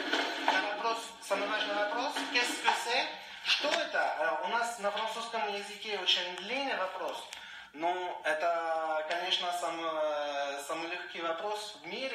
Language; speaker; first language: Russian; non-native, learner; French